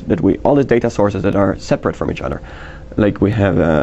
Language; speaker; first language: English; non-native, fluent; Dutch